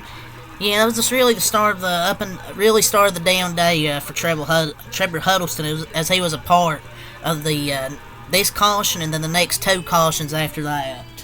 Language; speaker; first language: English; native; English